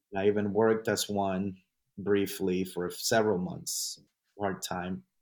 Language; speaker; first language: English; non-native, fluent; Spanish